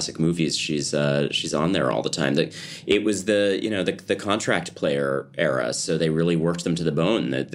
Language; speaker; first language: English; native; English